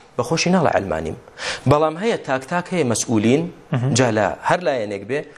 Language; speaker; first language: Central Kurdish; native; Central Kurdish